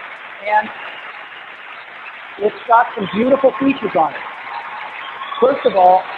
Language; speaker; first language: English; native; English